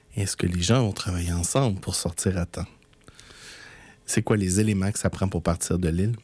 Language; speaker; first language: French; native; French